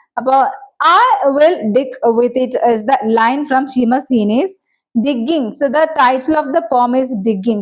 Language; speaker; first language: English; non-native, local second language; Malayalam